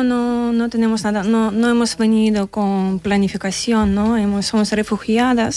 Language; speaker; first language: Spanish; non-native, learner; Ukrainian